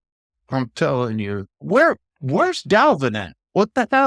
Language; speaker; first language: English; native; English